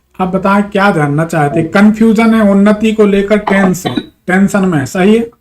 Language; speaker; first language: Hindi; native; Hindi